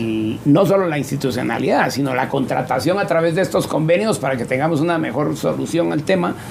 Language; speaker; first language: Spanish; native; Spanish